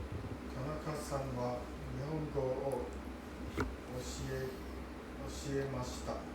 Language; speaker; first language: Japanese; non-native, learner; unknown